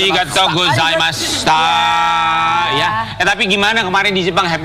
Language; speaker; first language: Indonesian; native; Indonesian